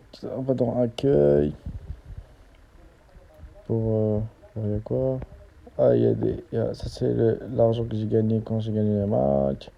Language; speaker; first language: French; native; French